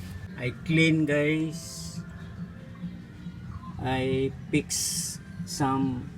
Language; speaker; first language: English; non-native, local second language; Filipino